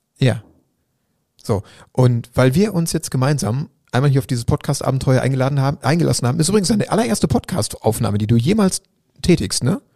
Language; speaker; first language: German; native; German